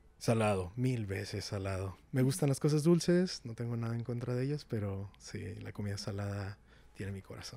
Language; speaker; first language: Spanish; native; Spanish